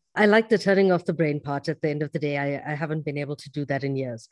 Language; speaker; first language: English; native; English